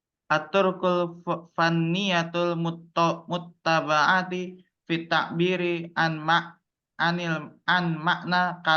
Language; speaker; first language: Arabic; non-native, learner; Indonesian